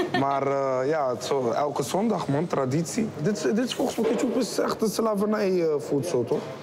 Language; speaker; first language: Dutch; early bilingual, other home language; Kabuverdianu